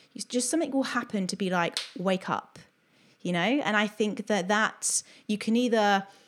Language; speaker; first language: English; native; English